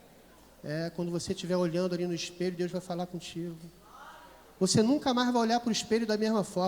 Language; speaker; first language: Portuguese; native; Portuguese